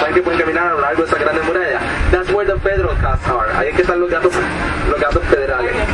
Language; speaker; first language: Spanish; native; Spanish